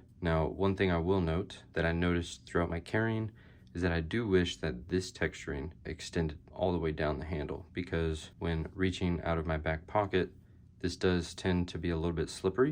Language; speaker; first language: English; native; English